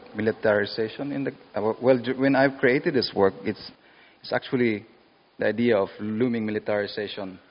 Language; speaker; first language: English; non-native, local second language; Cebuano